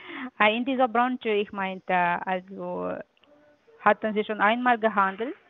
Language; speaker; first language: German; non-native, fluent; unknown